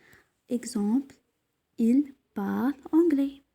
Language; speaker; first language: French; non-native, local second language; Arabic